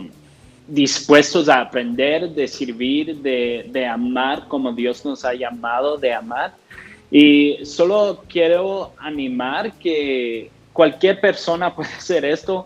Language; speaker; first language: Spanish; non-native, fluent; English